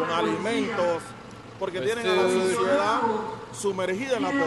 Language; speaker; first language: Spanish; native; Spanish